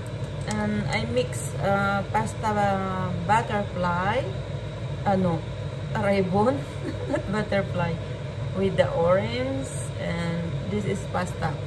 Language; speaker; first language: English; non-native, learner; Filipino